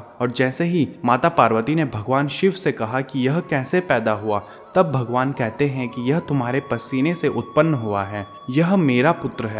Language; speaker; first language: Hindi; native; Hindi